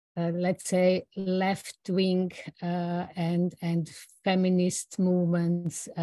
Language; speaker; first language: English; non-native, fluent; Slovenian